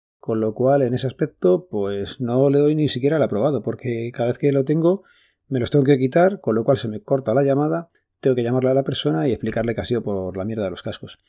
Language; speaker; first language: Spanish; native; Spanish